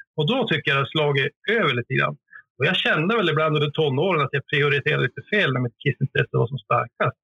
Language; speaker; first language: Swedish; native; Swedish